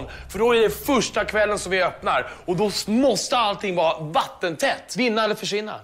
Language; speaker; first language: Swedish; native; Swedish